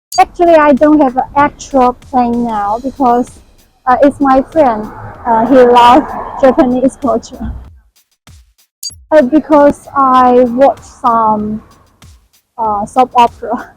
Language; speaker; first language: English; non-native, learner; Chinese